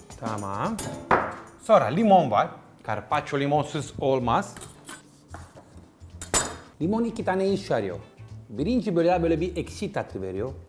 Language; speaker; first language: Turkish; non-native, learner; Italian